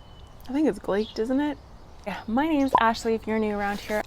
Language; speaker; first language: English; native; English